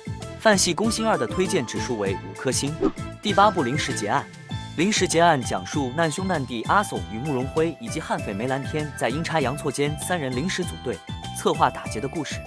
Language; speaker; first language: Chinese; native; Chinese